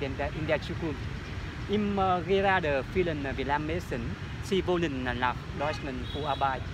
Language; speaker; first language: German; non-native, learner; Vietnamese